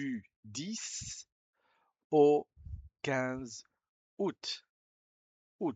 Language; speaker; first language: French; non-native, fluent; Spanish